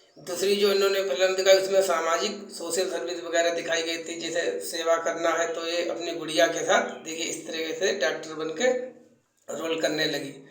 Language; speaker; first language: Hindi; native; Hindi